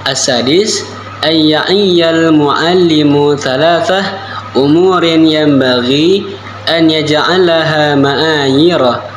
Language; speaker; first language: Arabic; non-native, learner; Indonesian